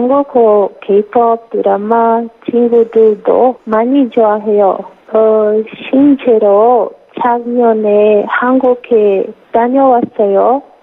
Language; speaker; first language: Korean; non-native, learner; Portuguese